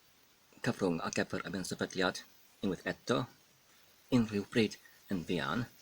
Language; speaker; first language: Welsh; non-native, learner; Polish